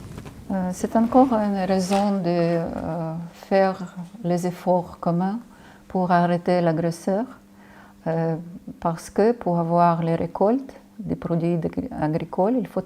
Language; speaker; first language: French; non-native, fluent; Ukrainian